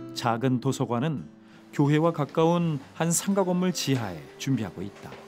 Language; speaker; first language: Korean; native; Korean